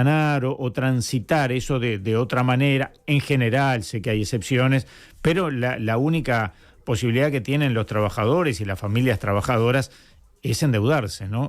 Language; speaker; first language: Spanish; native; Spanish